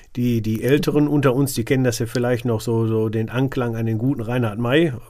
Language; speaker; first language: German; native; German